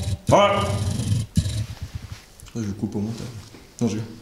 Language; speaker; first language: French; native; French